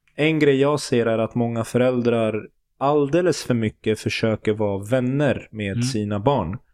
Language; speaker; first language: Swedish; early bilingual, other home language; Turoyo